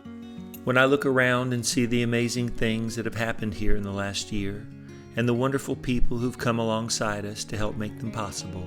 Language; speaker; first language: English; native; English